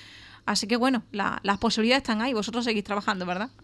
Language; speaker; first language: Spanish; native; Spanish